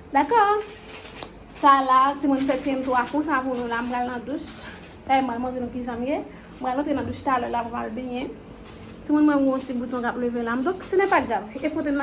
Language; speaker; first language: French; non-native, learner; Haitian Creole